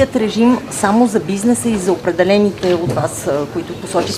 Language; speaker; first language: Bulgarian; native; Bulgarian